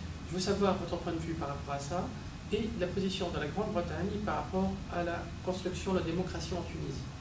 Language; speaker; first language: French; non-native, local second language; Arabic